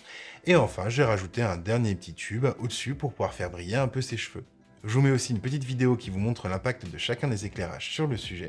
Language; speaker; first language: French; native; French